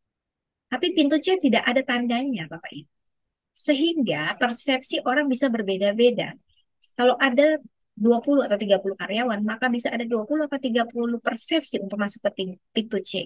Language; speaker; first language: Indonesian; native; Indonesian